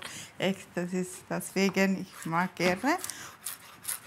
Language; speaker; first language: German; non-native, learner; Tamil